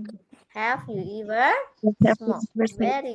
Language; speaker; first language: English; non-native, fluent; Indonesian